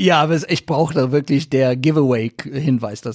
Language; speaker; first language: German; non-native, learner; Afrikaans